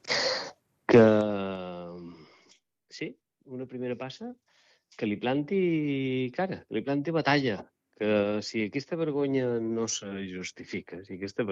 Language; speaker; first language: Catalan; native; Catalan